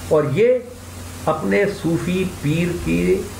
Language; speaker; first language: Hindi; native; Hindi